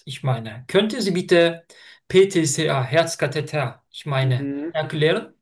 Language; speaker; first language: German; non-native, fluent; Turkish